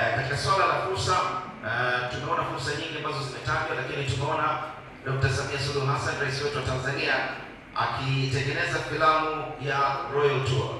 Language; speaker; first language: Swahili; native; Swahili